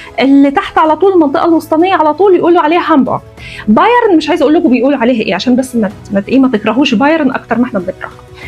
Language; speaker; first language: Egyptian Arabic; early bilingual, heritage; Arabic